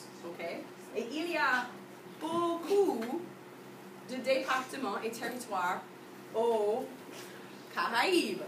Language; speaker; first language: French; non-native, fluent; English